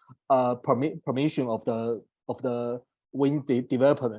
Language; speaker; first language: English; non-native, fluent; Chinese